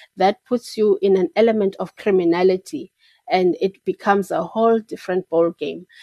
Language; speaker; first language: English; non-native, local second language; Xhosa